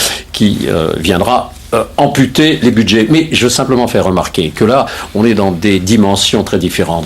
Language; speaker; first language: French; native; French